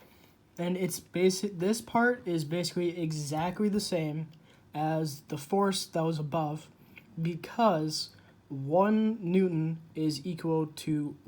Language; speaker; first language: English; native; English